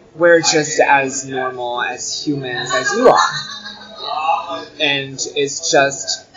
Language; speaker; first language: English; non-native, fluent; Chinese